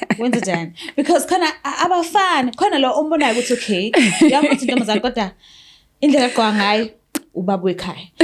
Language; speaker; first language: Zulu; native; Zulu